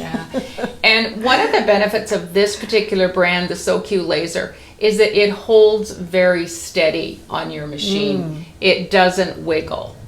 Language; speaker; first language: English; native; English